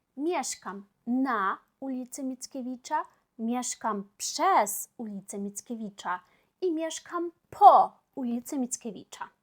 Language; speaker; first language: Polish; non-native, fluent; Ukrainian